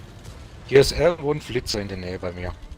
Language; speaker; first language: German; native; German